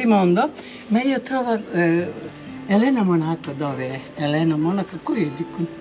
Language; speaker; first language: Italian; non-native, learner; Turkish